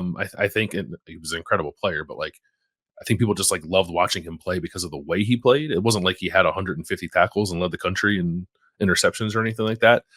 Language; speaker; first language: English; native; English